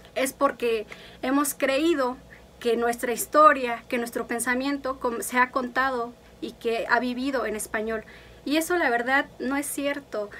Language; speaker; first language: Spanish; non-native, local second language; Mixtepec Mixtec